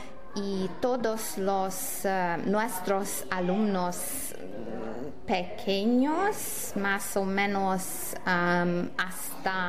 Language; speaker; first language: Spanish; non-native, learner; English